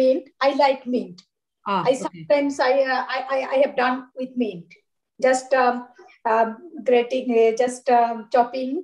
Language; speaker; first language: English; non-native, learner; Bangla